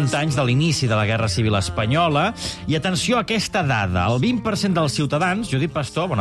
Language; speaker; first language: Catalan; native; Catalan